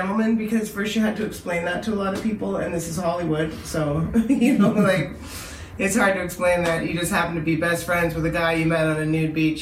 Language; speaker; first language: English; native; English